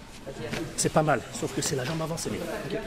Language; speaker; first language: French; native; French